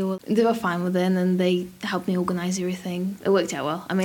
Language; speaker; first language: English; native; English